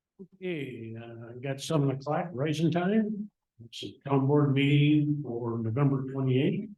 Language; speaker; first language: English; native; English